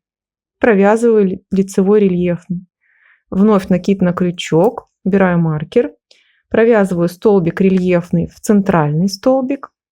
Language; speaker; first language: Russian; native; Russian